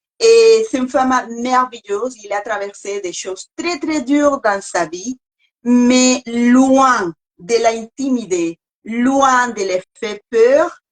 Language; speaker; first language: French; non-native, learner; Spanish